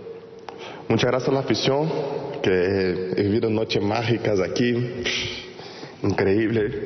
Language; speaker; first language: Spanish; non-native, fluent; Portuguese